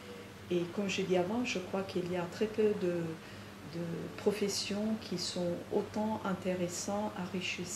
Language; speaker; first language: French; non-native, fluent; Italian